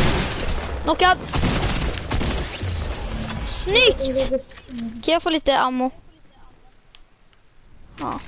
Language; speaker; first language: Swedish; native; Swedish